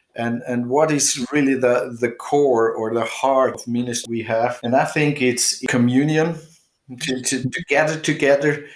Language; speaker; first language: English; non-native, fluent; German